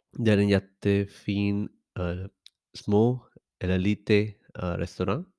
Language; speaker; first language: Swedish; non-native, learner; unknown